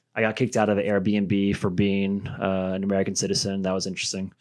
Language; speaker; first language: English; native; English